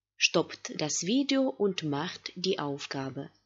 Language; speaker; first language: German; non-native, fluent; Russian